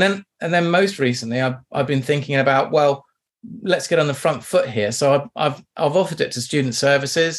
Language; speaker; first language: English; native; English